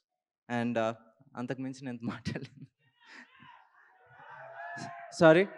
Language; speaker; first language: Telugu; native; Telugu